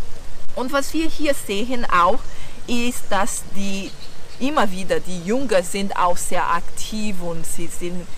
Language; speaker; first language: German; non-native, fluent; Portuguese